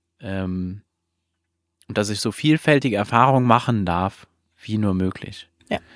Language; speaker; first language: German; non-native, fluent; Luxembourgish